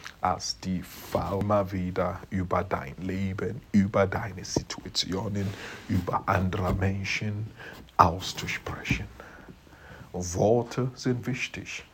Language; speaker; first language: German; non-native, fluent; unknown